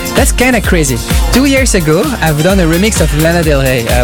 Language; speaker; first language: English; non-native, fluent; French